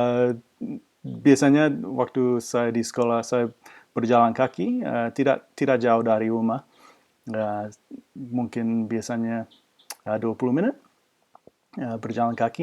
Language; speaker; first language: Indonesian; non-native, fluent; English